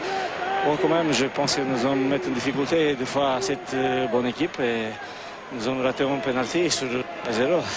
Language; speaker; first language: French; non-native, fluent; Romanian